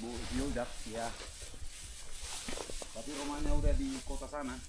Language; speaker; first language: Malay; non-native, local second language; Batak Toba